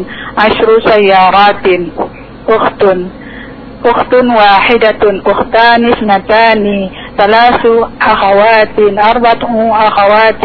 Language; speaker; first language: Arabic; non-native, learner; Indonesian